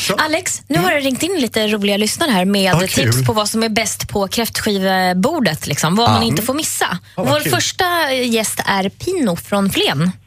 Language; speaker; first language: Swedish; native; Swedish